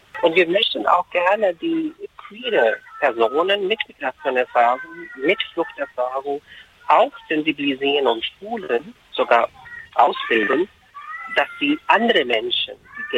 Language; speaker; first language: German; non-native, fluent; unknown